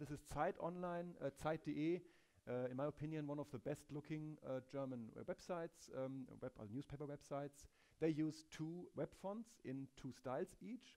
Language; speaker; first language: English; non-native, fluent; German